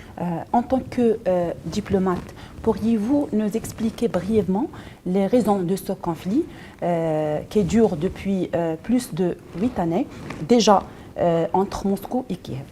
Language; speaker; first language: French; non-native, local second language; Arabic